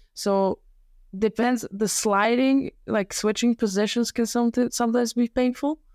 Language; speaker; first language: English; non-native, fluent; Serbian